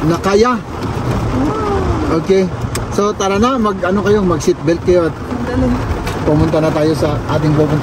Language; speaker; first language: Filipino; non-native, local second language; Iloko